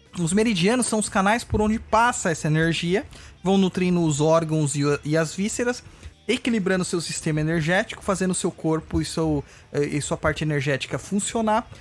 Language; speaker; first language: Portuguese; native; Portuguese